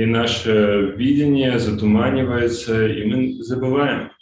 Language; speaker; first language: Russian; native; Russian